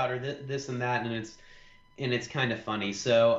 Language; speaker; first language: English; native; English